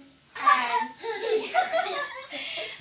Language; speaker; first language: English; non-native, learner; Indonesian